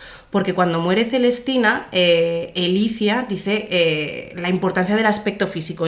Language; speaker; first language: Spanish; native; Spanish